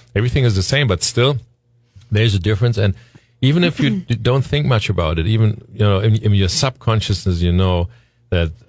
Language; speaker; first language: English; non-native, fluent; German